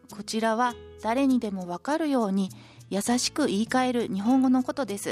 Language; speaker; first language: Japanese; native; Japanese